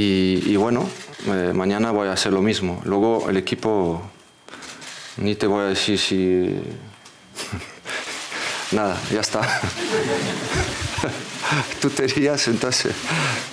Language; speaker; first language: Spanish; non-native, fluent; French